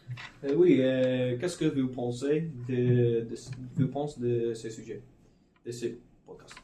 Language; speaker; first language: French; non-native, learner; English